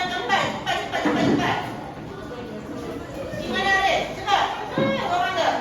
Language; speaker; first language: Malay; native; Malay